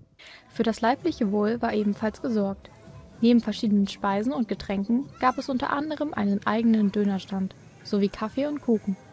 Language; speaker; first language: German; native; German